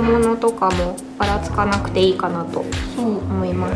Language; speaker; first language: Japanese; native; Japanese